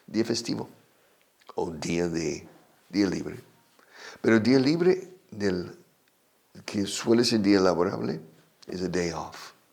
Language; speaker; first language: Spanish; non-native, fluent; English